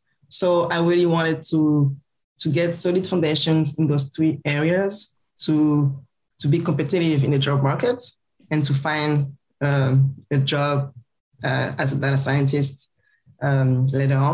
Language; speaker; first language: English; non-native, fluent; French